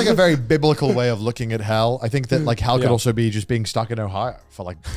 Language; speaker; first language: English; native; English